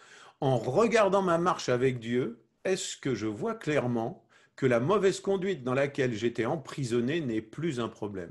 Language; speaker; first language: French; native; French